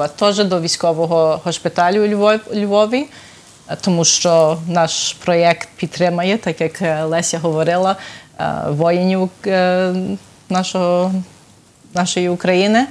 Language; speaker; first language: Ukrainian; early bilingual, heritage; Ukrainian